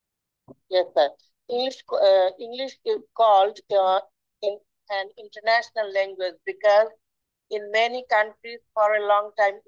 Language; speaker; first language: English; non-native, learner; Bangla